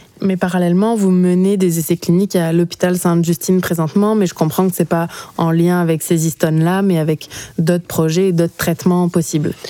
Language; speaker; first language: French; native; French